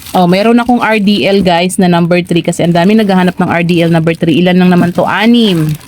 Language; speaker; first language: Filipino; non-native, local second language; Cebuano